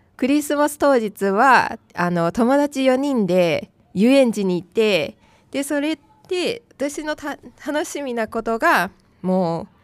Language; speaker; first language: Japanese; non-native, fluent; Chinese